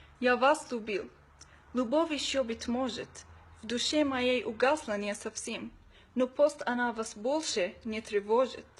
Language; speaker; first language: Russian; non-native, learner; Arabic